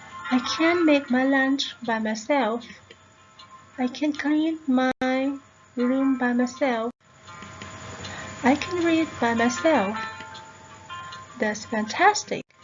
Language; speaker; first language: English; non-native, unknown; Thai